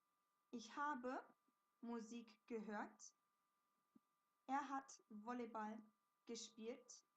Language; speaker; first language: German; non-native, fluent; English